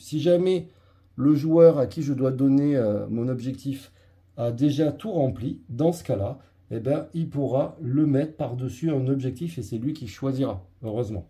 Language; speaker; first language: French; native; French